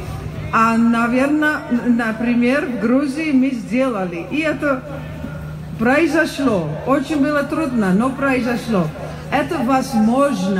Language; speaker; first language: Russian; non-native, learner; Dutch